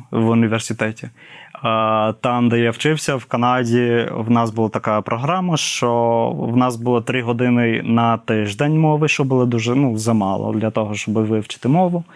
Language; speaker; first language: Ukrainian; non-native, fluent; English